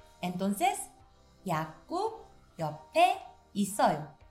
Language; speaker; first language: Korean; non-native, learner; Spanish